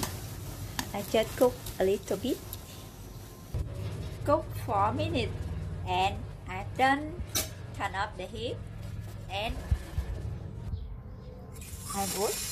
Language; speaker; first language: English; non-native, learner; Vietnamese